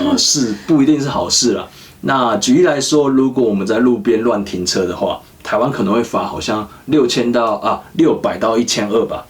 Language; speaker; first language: Chinese; native; Chinese